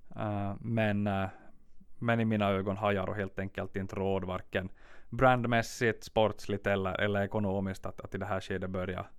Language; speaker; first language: Swedish; native; Swedish